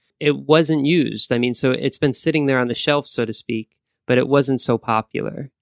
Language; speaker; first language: English; native; English